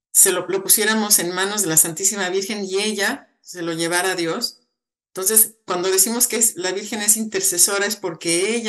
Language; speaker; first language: Spanish; native; Spanish